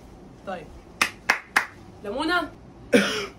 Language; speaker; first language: Arabic; native; Arabic